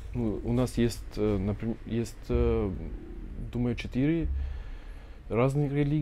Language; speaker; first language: Russian; non-native, learner; Albanian